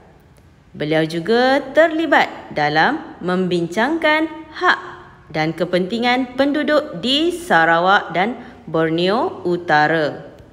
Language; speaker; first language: Malay; native; Malay